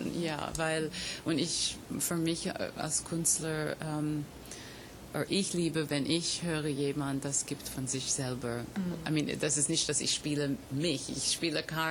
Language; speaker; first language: German; non-native, fluent; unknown